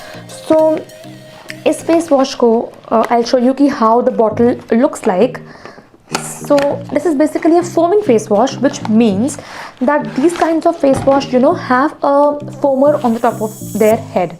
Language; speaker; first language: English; non-native, local second language; Hindi